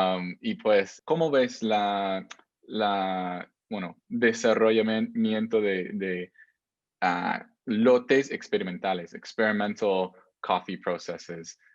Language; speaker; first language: Spanish; non-native, fluent; English